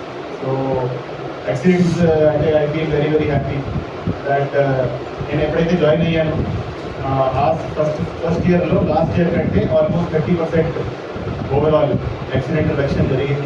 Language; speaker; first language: Telugu; native; Telugu